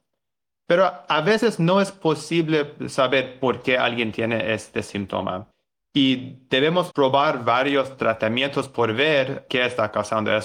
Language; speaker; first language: Spanish; non-native, learner; English